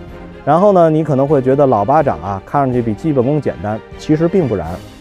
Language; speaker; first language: Chinese; native; Chinese